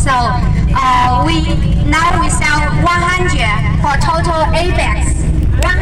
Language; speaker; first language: English; non-native, learner; Chinese